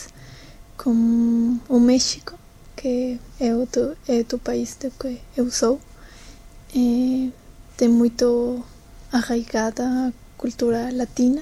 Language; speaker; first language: Portuguese; non-native, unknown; Spanish